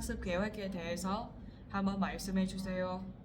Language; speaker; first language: Korean; non-native, fluent; Vietnamese